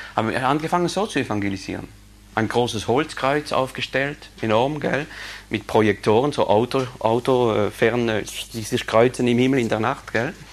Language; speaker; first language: German; non-native, local second language; Swiss German